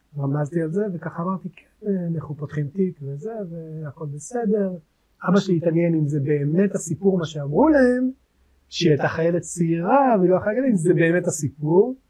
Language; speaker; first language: Hebrew; native; Hebrew